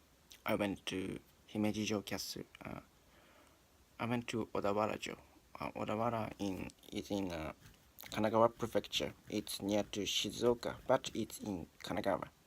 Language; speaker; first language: English; non-native, learner; Japanese